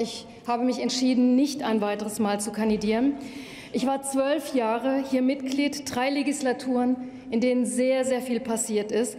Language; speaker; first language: German; native; German